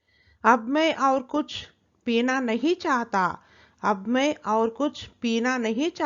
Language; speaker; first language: Hindi; non-native, local second language; Telugu